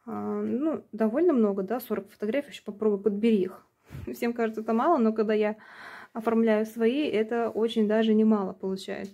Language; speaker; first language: Russian; native; Russian